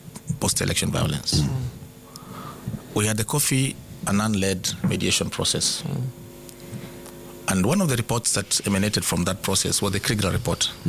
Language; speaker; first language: English; non-native, local second language; Gusii